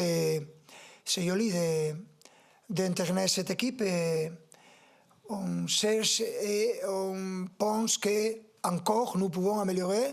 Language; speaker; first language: French; non-native, fluent; Spanish